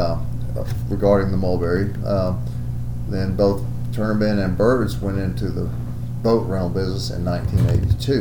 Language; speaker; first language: English; native; English